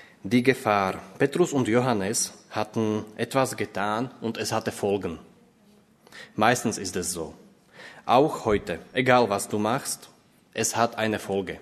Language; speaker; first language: German; non-native, fluent; Slovak